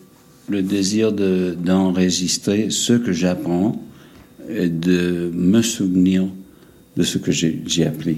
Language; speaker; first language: French; non-native, fluent; English